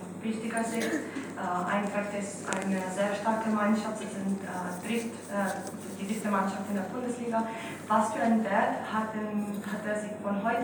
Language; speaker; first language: German; non-native, fluent; Italian